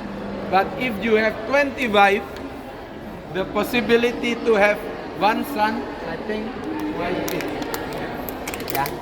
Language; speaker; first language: English; non-native, learner; Indonesian